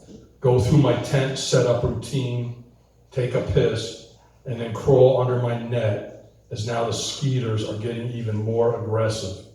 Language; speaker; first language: English; native; English